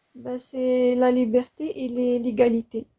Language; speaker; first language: French; non-native, fluent; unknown